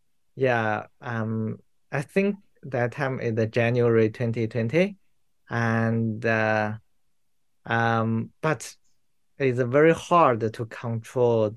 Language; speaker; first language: English; non-native, learner; Chinese